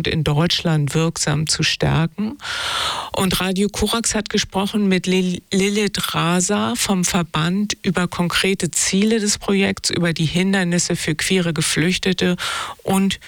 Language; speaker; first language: German; native; German